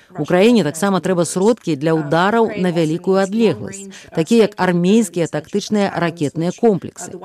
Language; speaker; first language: Belarusian; native; Belarusian